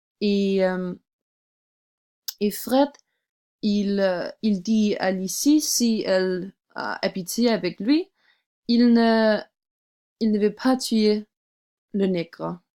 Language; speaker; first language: French; non-native, learner; English